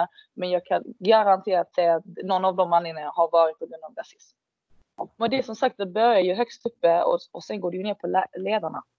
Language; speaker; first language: Swedish; native; Swedish